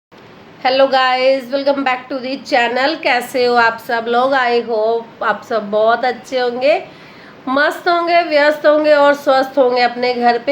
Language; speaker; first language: Hindi; native; Hindi